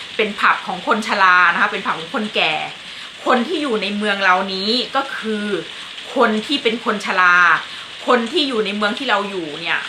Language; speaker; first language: Thai; native; Thai